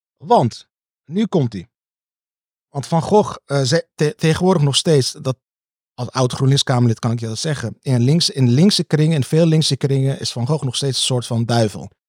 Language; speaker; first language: Dutch; early bilingual, other home language; Turkish